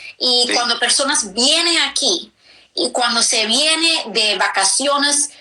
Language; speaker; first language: Spanish; early bilingual, heritage; English